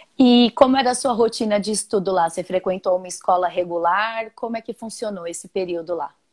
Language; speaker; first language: Portuguese; native; Portuguese